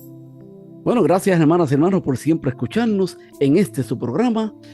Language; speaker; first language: Spanish; native; Spanish